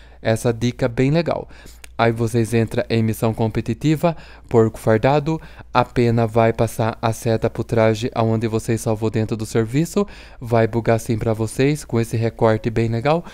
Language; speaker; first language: Portuguese; native; Portuguese